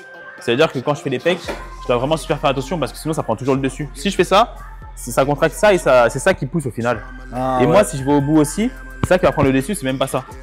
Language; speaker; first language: French; native; French